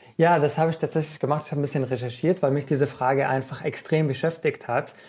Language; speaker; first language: German; non-native, fluent; Arabic